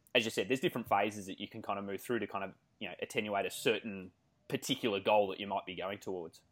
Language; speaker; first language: English; native; English